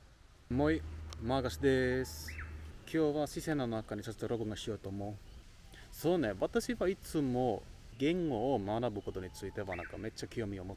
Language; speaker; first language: Japanese; non-native, learner; Finnish